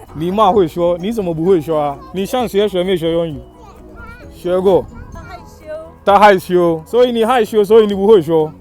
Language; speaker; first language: Chinese; non-native, learner; English